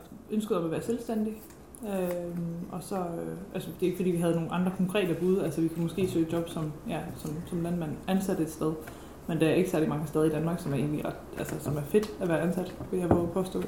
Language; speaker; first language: Danish; non-native, fluent; English